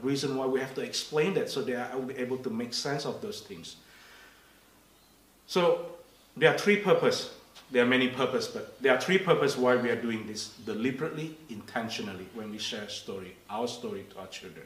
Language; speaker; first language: English; non-native, fluent; Indonesian